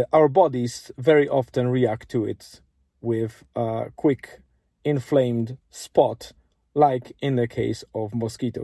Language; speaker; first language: English; non-native, fluent; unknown